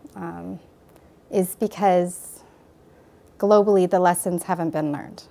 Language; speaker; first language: English; native; English